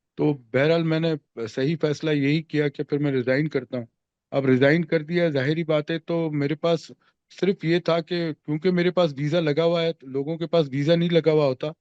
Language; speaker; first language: Urdu; native; Urdu